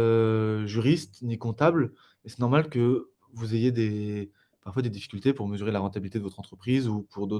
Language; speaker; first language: French; native; French